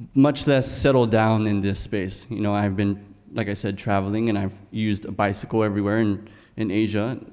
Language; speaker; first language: English; native; English